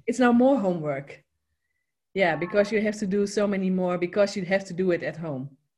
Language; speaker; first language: English; non-native, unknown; Dutch